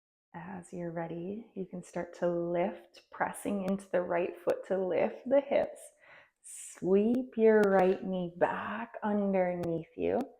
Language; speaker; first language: English; native; English